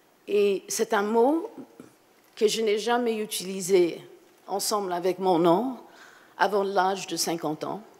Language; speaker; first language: French; non-native, fluent; English